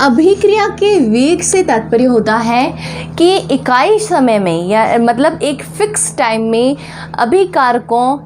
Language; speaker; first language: Hindi; native; Hindi